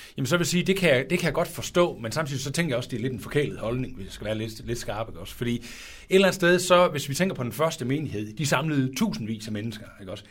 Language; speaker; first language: Danish; native; Danish